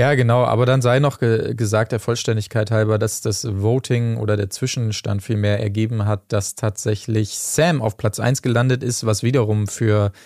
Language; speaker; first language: German; native; German